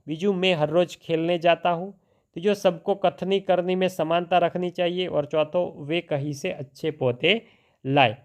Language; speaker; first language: Hindi; non-native, local second language; Gujarati